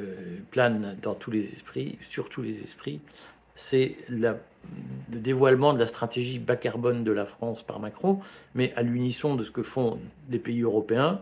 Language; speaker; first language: French; native; French